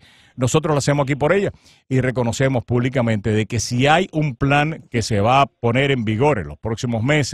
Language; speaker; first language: Spanish; native; Spanish